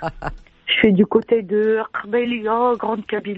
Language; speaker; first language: French; native; French